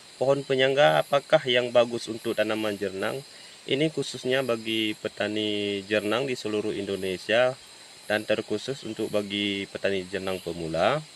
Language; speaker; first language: Indonesian; non-native, local second language; Achinese